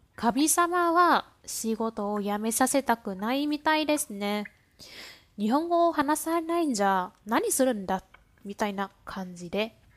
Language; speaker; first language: Japanese; non-native, fluent; Vietnamese